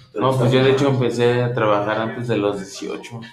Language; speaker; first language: Spanish; early bilingual, heritage; Spanish